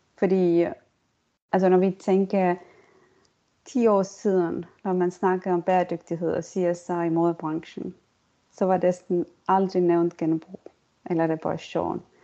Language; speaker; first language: Danish; non-native, fluent; Estonian